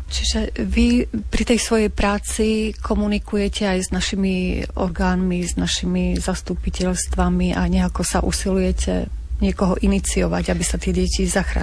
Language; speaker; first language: Slovak; native; Slovak